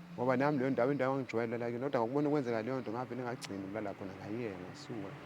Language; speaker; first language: Zulu; native; Zulu